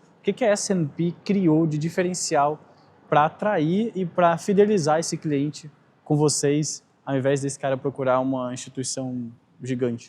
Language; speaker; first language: Portuguese; native; Portuguese